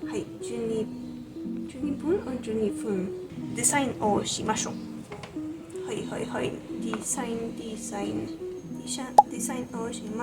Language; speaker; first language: Japanese; non-native, learner; Spanish